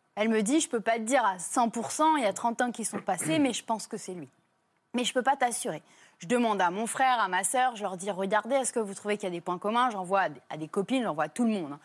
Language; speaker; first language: French; native; French